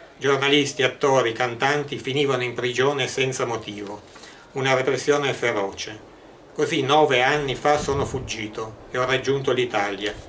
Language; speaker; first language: Italian; native; Italian